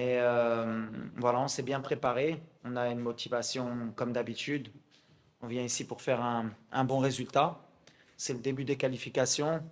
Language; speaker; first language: French; non-native, local second language; Arabic